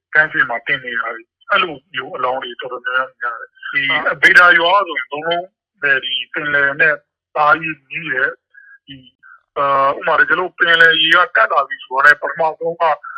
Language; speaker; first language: Burmese; non-native, local second language; Rohingya